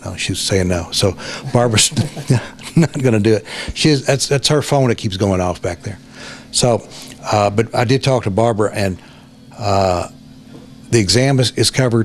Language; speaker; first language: English; native; English